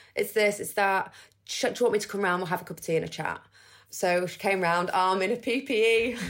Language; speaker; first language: English; native; English